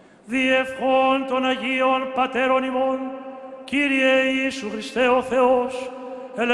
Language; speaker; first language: Greek; native; Greek